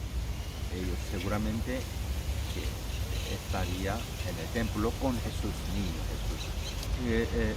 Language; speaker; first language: Spanish; non-native, learner; Korean